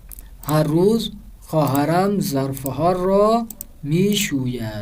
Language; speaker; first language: Persian; non-native, fluent; Urdu